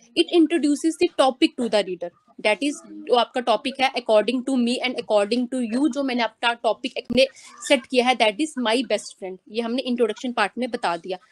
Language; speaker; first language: Hindi; native; Hindi